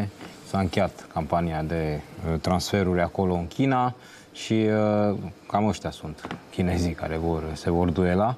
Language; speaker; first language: Romanian; native; Romanian